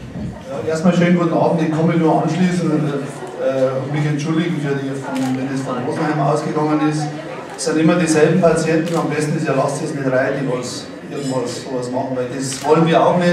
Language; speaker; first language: German; native; German